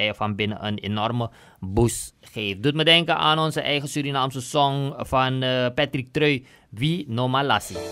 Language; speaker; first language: Dutch; native; Dutch